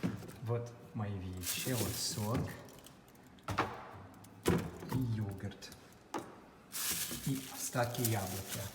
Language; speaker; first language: Russian; non-native, fluent; English